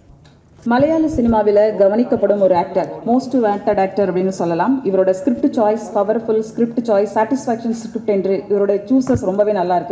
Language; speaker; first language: Tamil; native; Tamil